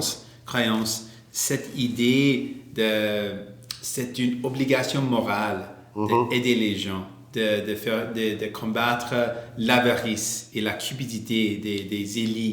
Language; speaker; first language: French; non-native, local second language; English